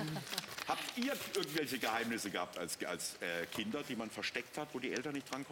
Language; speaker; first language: German; native; German